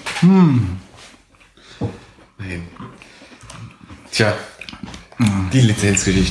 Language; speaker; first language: German; native; German